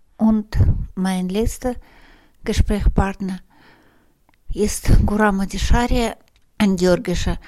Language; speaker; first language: German; non-native, fluent; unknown